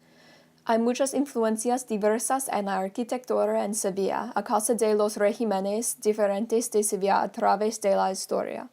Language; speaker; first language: Spanish; non-native, learner; English